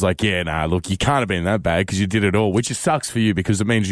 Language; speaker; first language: English; native; English